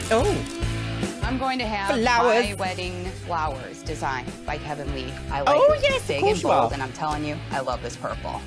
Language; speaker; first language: English; native; English